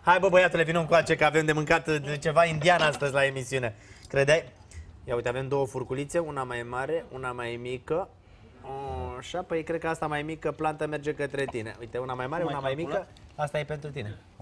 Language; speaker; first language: Romanian; native; Romanian